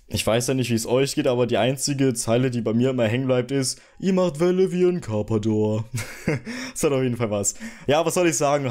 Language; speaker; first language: German; native; German